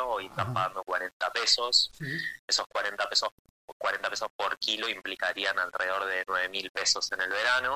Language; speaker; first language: Spanish; native; Spanish